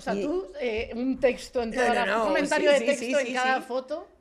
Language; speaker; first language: Spanish; native; Spanish